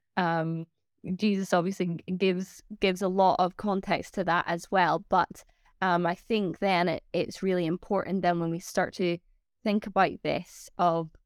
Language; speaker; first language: English; native; English